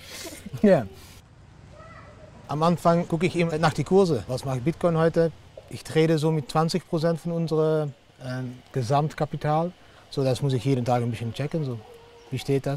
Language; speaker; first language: German; non-native, learner; Dutch